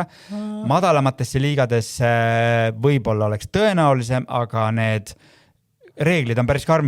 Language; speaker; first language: Estonian; native; Estonian